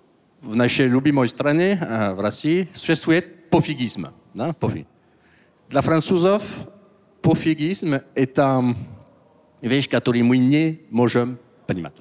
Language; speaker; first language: Russian; non-native, learner; French